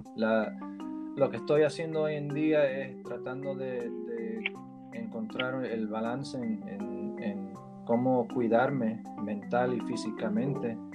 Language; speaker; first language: Spanish; early bilingual, heritage; Spanish